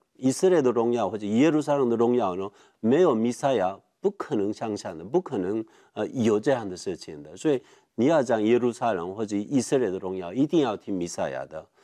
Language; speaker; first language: Chinese; non-native, fluent; Korean